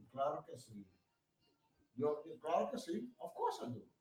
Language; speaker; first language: English; non-native, fluent; Spanish